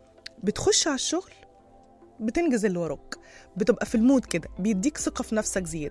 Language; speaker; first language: Arabic; native; Arabic